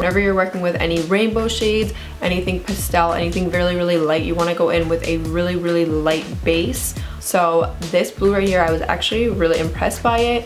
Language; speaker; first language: English; native; English